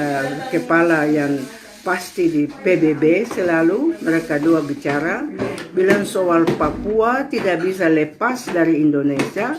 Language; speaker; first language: Indonesian; non-native, local second language; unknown